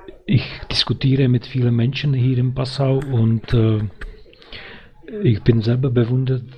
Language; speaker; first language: German; non-native, fluent; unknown